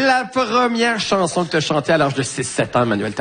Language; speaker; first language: French; native; French